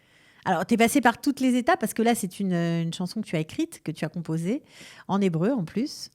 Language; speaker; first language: French; native; French